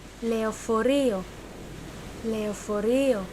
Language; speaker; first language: Greek; non-native, fluent; Turkish